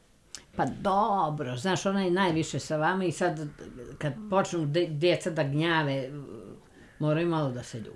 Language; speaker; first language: Serbian; native; Serbian